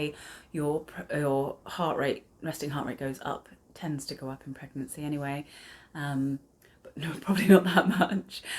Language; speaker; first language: English; native; English